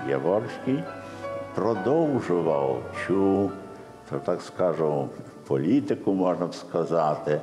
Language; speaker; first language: Ukrainian; early bilingual, heritage; Ukrainian